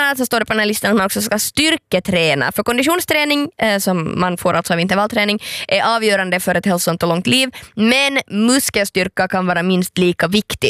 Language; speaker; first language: Swedish; native; Swedish